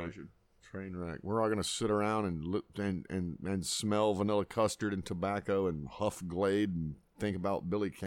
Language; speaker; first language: English; native; English